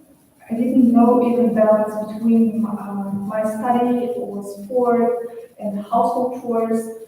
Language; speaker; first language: English; non-native, fluent; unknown